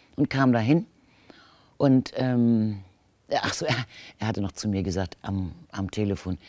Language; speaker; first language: German; native; German